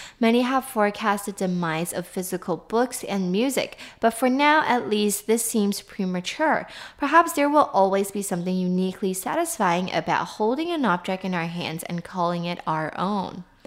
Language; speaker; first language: English; non-native, fluent; Chinese